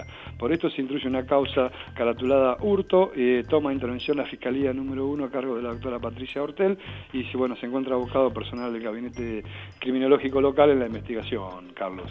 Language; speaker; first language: Spanish; native; Spanish